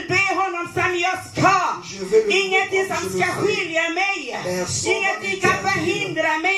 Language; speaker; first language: Swedish; non-native, learner; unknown